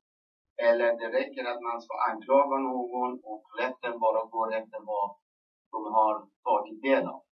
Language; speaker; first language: Swedish; non-native, local second language; Persian